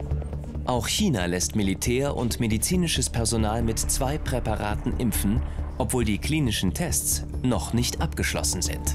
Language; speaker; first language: German; native; German